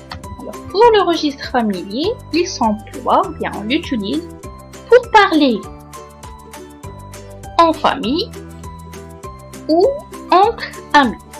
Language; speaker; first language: French; non-native, local second language; Arabic